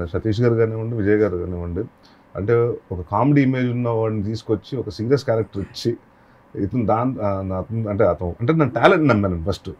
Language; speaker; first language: Telugu; native; Telugu